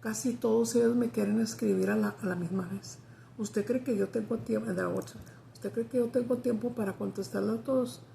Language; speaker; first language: Spanish; early bilingual, heritage; Spanish